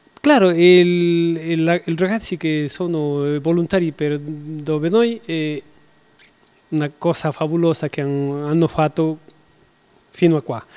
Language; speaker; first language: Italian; non-native, learner; Spanish